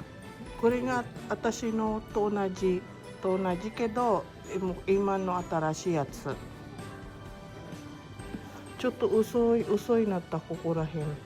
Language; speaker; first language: Japanese; non-native, fluent; Filipino